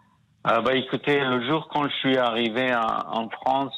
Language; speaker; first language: French; non-native, fluent; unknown